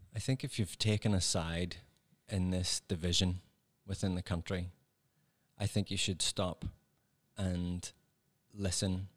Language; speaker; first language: English; native; English